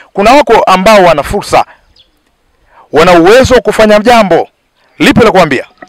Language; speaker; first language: Swahili; native; Swahili